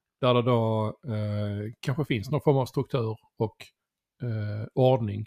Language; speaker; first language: Swedish; native; Swedish